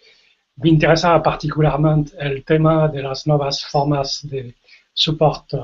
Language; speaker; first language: Catalan; non-native, fluent; French